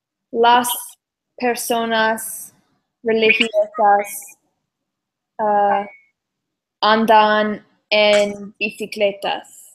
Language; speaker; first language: Spanish; non-native, learner; English